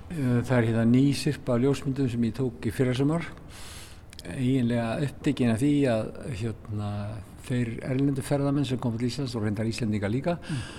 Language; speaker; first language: Icelandic; native; Icelandic